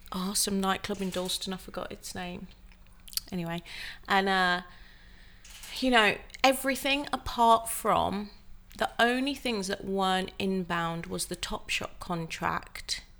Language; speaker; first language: English; native; English